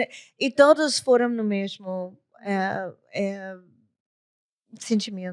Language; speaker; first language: Portuguese; non-native, learner; English